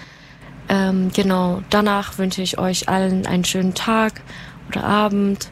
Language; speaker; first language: German; native; German